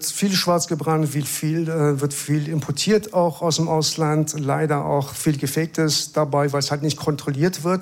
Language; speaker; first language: German; early bilingual, other home language; Persian